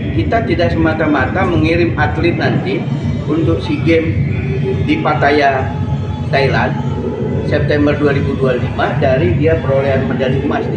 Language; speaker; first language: Indonesian; native; Indonesian